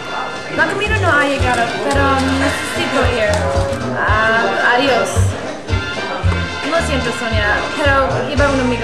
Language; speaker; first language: Spanish; non-native, learner; English